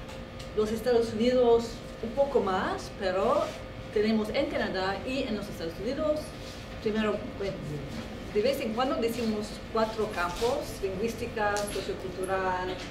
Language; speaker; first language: Spanish; non-native, fluent; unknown